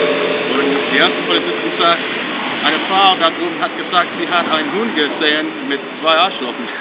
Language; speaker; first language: German; non-native, learner; English